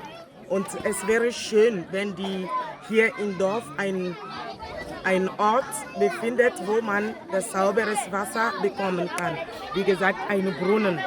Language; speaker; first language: German; non-native, fluent; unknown